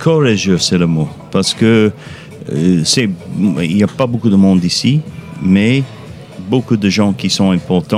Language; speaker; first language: French; non-native, fluent; English